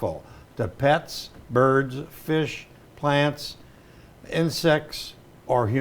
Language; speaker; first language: English; native; English